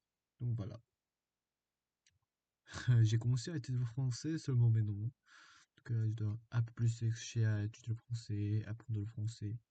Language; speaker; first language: French; non-native, learner; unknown